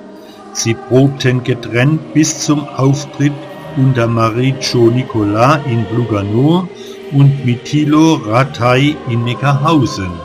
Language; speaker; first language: German; native; German